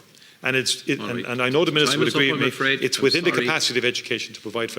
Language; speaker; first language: English; native; English